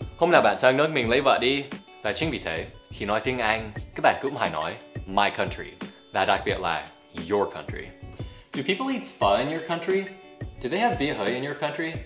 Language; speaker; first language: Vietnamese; non-native, fluent; English